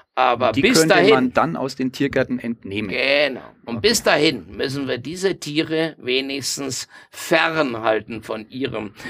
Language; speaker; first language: German; non-native, fluent; Spanish